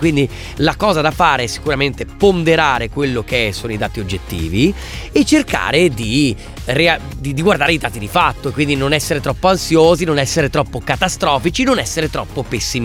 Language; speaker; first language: Italian; native; Italian